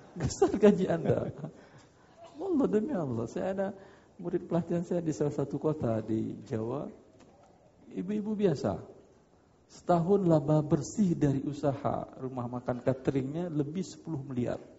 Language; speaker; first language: Indonesian; non-native, local second language; Minangkabau